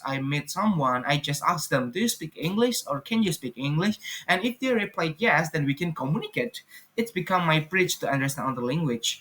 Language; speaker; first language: English; non-native, fluent; Indonesian